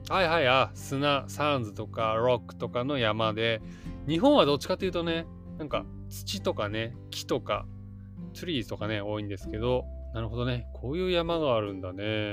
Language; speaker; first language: Japanese; native; Japanese